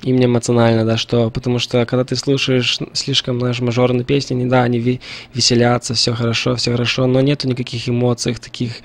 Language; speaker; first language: Russian; early bilingual, heritage; Russian